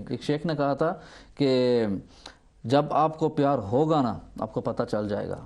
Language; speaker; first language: Urdu; early bilingual, heritage; Urdu